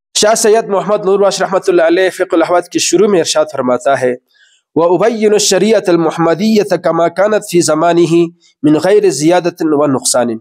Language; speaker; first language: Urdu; non-native, local second language; Balti